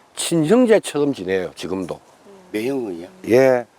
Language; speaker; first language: Korean; native; Korean